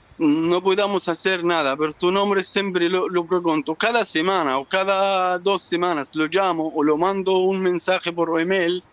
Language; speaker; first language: Spanish; non-native, learner; Arabic